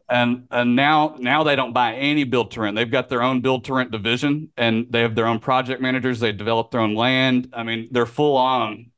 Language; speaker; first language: English; native; English